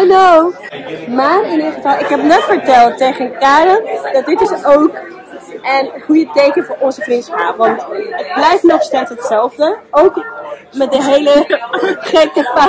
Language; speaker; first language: Dutch; non-native, fluent; Spanish